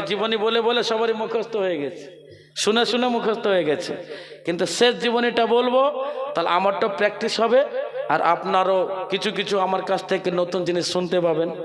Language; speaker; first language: Bangla; non-native, local second language; Urdu